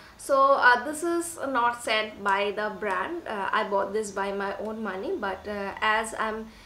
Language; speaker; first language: English; non-native, local second language; Bangla